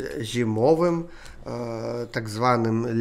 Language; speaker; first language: Polish; non-native, learner; Russian